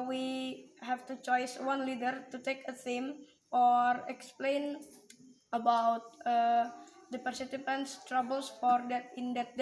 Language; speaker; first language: English; non-native, learner; Indonesian